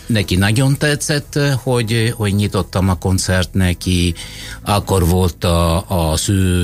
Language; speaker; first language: Hungarian; non-native, fluent; Italian